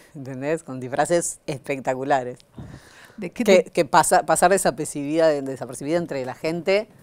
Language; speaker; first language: Spanish; native; Spanish